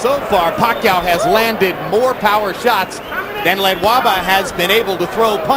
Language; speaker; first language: English; native; English